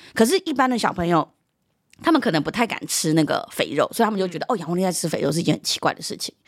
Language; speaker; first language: Chinese; early bilingual, heritage; Chinese